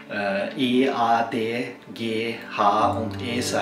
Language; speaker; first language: German; non-native, fluent; Turkish